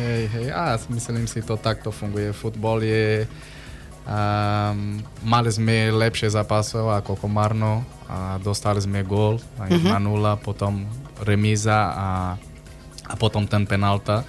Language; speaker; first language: Slovak; non-native, learner; Portuguese